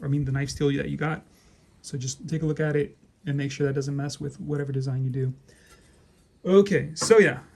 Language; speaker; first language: English; native; English